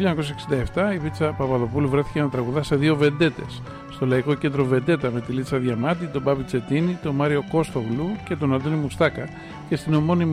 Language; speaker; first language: Greek; native; Greek